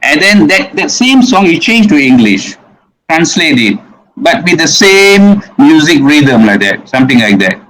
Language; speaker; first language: English; non-native, local second language; Malay